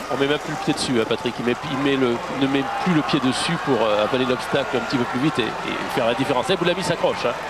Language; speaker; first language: French; native; French